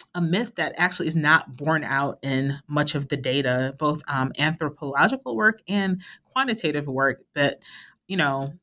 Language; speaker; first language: English; native; English